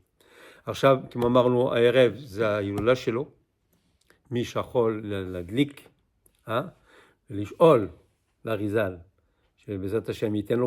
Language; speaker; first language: Hebrew; non-native, fluent; English